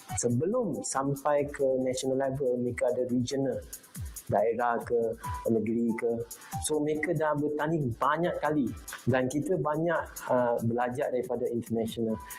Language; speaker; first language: Malay; non-native, local second language; Chinese